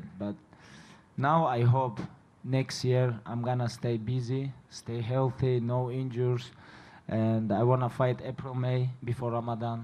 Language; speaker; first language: English; non-native, learner; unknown